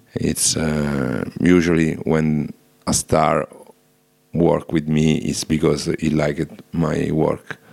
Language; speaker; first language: English; non-native, fluent; Italian